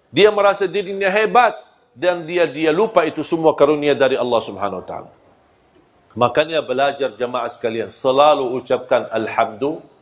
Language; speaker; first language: Malay; non-native, fluent; Arabic